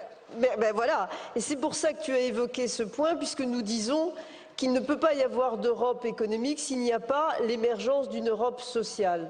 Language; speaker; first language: French; native; French